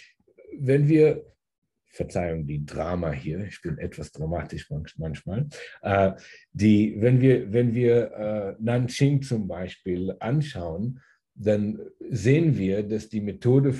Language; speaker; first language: German; early bilingual, heritage; German